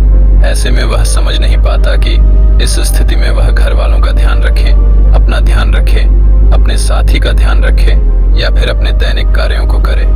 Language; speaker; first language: Hindi; native; Hindi